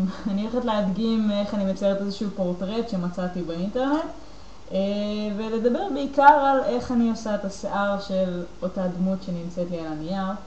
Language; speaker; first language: Hebrew; native; Hebrew